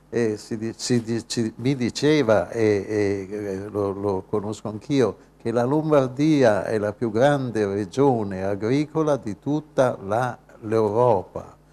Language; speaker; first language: Italian; native; Italian